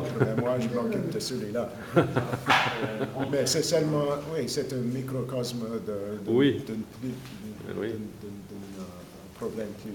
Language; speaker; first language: French; non-native, fluent; English